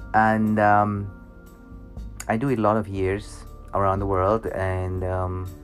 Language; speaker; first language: English; non-native, learner; German